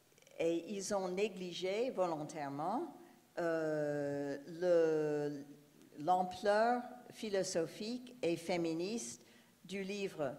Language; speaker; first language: French; non-native, fluent; English